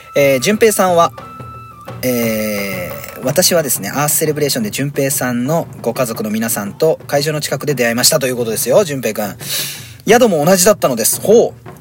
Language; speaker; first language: Japanese; native; Japanese